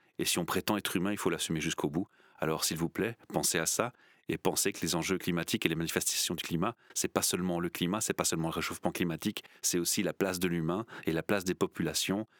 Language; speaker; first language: French; native; French